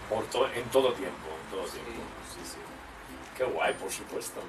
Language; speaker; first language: Spanish; native; Spanish